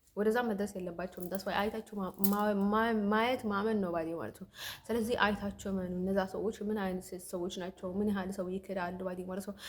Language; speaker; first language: Amharic; native; Amharic